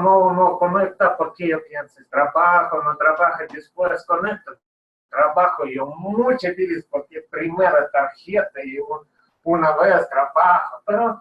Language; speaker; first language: Spanish; non-native, learner; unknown